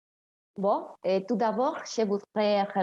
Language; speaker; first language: French; non-native, fluent; Spanish